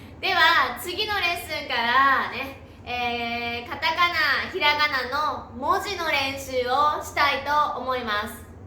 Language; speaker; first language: Japanese; native; Japanese